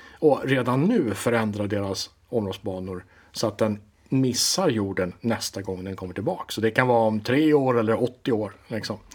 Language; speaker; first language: Swedish; native; Swedish